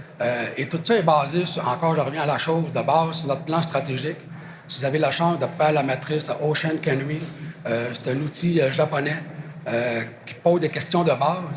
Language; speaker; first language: French; native; French